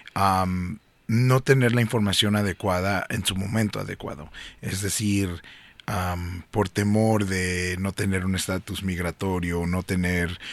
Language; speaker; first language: Spanish; native; Spanish